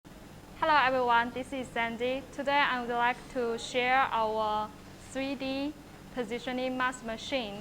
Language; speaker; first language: English; non-native, learner; Chinese